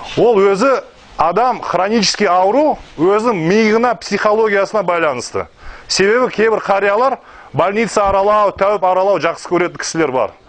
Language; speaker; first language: Kazakh; non-native, local second language; Russian